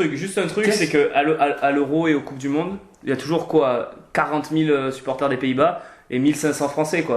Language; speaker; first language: French; native; French